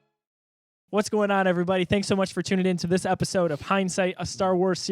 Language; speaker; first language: English; native; English